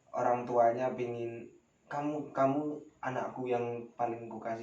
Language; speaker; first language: Indonesian; native; Indonesian